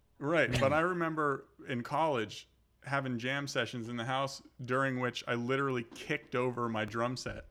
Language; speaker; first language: English; native; English